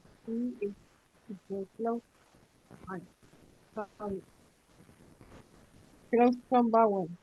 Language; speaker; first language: English; non-native, learner; Spanish